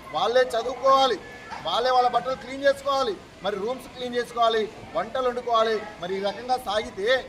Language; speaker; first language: Telugu; native; Telugu